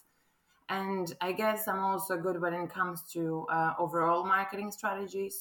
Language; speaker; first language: English; non-native, fluent; Croatian